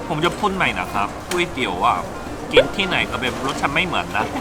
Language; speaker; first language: Thai; non-native, fluent; Korean